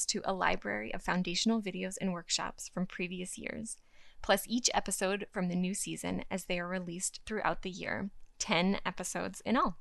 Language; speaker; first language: English; native; English